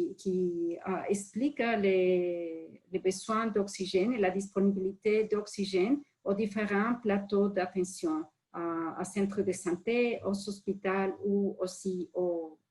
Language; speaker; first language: French; non-native, fluent; Spanish